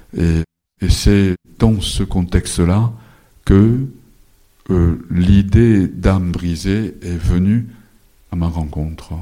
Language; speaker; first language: French; non-native, fluent; Japanese